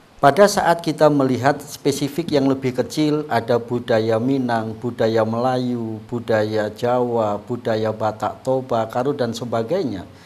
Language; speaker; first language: Indonesian; non-native, local second language; Javanese